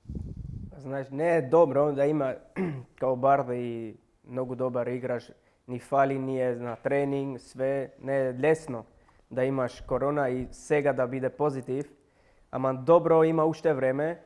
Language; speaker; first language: Macedonian; non-native, learner; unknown